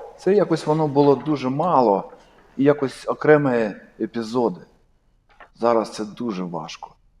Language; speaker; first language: Ukrainian; non-native, local second language; Russian